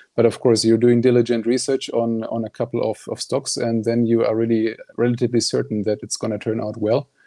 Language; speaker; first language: English; non-native, fluent; German